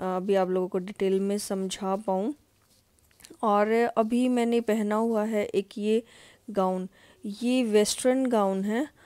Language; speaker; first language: Hindi; native; Hindi